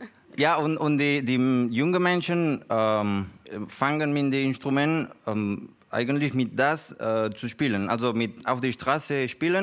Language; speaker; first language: German; non-native, learner; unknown